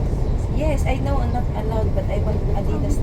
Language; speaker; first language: English; non-native, learner; Filipino